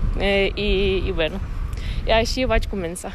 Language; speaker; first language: Catalan; non-native, learner; Ukrainian